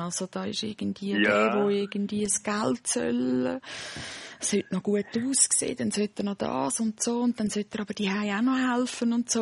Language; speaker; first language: German; native; German